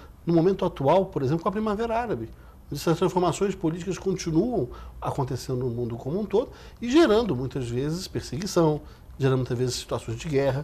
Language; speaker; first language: Portuguese; native; Portuguese